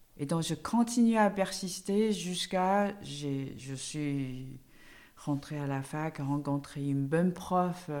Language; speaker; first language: French; non-native, fluent; Chinese